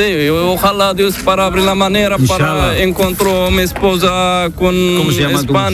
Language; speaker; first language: Spanish; non-native, learner; Arabic